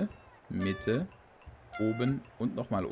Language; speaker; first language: German; native; German